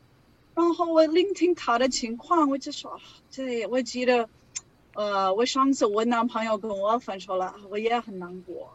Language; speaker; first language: Chinese; non-native, learner; English